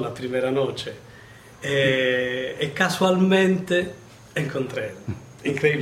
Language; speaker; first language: Spanish; non-native, learner; Italian